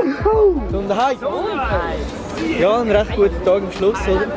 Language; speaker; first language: German; non-native, learner; French